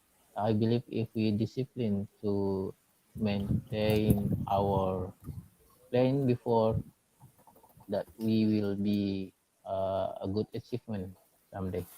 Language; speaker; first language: English; non-native, learner; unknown